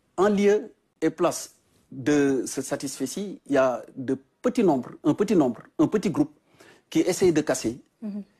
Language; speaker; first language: French; non-native, local second language; Wolof